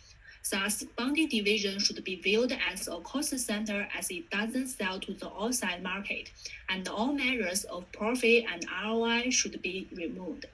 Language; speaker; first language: English; non-native, fluent; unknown